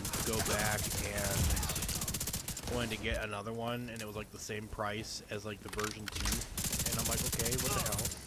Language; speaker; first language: English; native; English